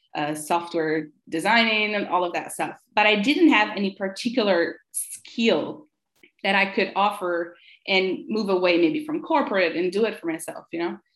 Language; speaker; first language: English; non-native, fluent; Italian